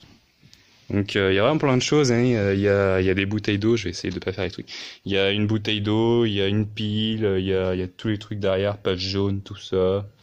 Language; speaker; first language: French; native; French